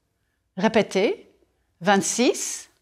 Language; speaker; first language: French; non-native, fluent; English